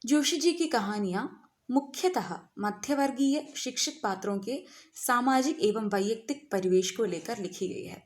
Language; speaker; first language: Hindi; non-native, local second language; Malayalam